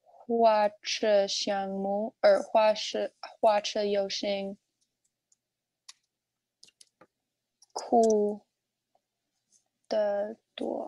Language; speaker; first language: Chinese; non-native, learner; English